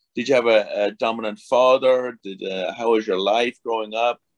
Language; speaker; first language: English; native; English